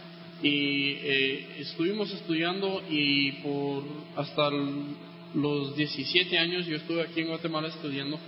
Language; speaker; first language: Spanish; non-native, local second language; English